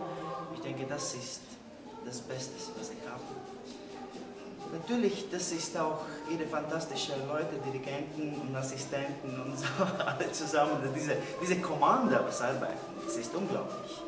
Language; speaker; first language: German; non-native, learner; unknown